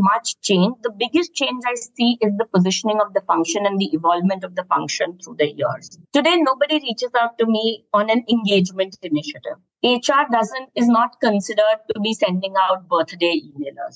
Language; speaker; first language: English; non-native, local second language; Hindi